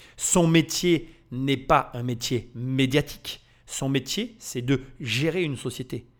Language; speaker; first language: French; native; French